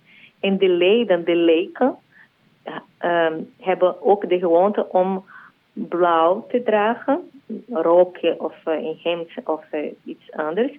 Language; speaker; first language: Dutch; non-native, learner; Portuguese